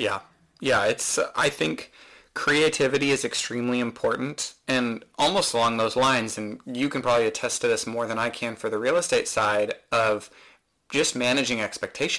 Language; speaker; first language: English; native; English